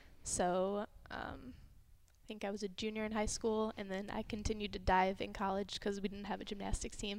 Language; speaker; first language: English; native; English